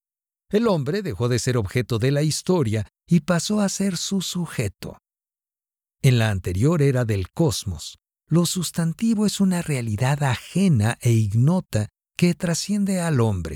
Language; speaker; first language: Spanish; native; Spanish